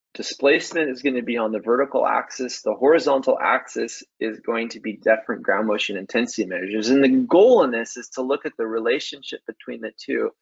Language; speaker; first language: English; native; English